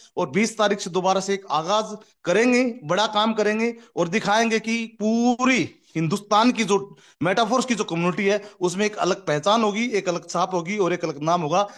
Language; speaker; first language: Hindi; native; Hindi